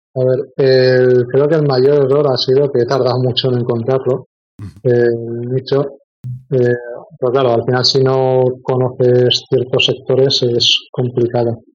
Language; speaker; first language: Spanish; native; Spanish